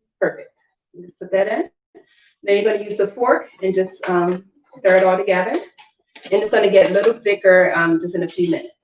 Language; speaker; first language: English; native; English